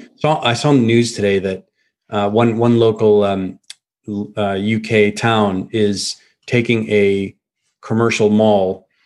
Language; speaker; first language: English; non-native, fluent; Portuguese